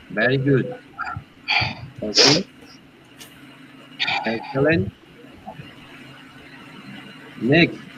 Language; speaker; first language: English; non-native, learner; Spanish